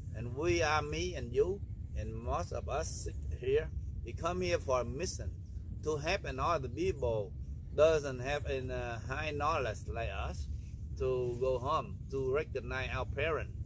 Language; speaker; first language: English; non-native, learner; Vietnamese